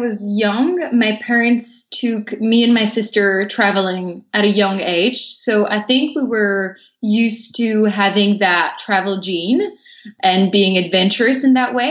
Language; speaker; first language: English; non-native, fluent; French